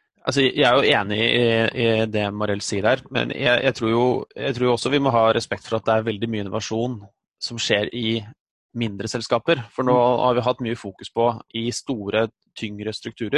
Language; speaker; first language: Norwegian; native; Norwegian